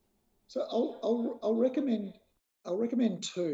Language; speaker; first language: English; native; English